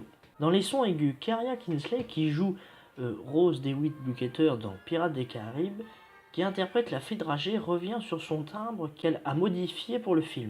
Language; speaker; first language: French; native; French